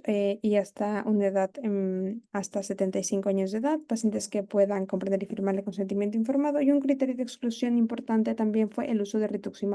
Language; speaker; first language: Spanish; native; Spanish